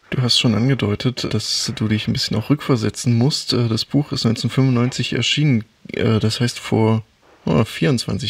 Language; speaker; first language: German; native; German